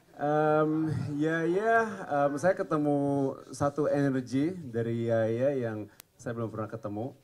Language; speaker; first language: Indonesian; early bilingual, heritage; English